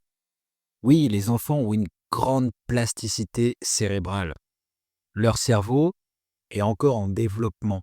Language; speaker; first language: French; native; French